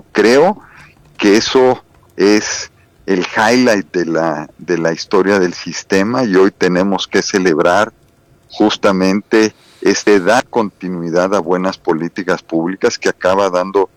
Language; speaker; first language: Spanish; native; Spanish